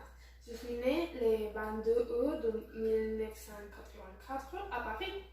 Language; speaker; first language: French; non-native, learner; Spanish